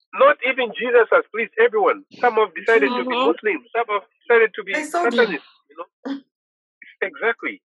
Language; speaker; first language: English; non-native, local second language; Bemba